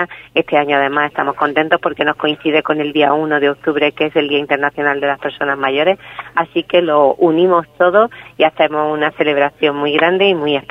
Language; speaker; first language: Spanish; native; Spanish